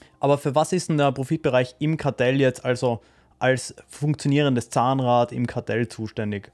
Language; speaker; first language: German; native; German